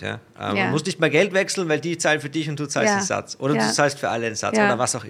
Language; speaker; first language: German; native; German